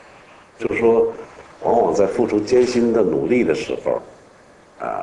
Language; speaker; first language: Chinese; native; Chinese